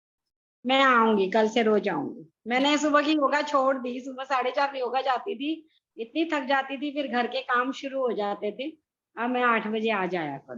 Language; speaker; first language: Hindi; native; Hindi